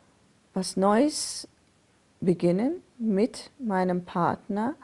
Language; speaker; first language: German; non-native, fluent; Persian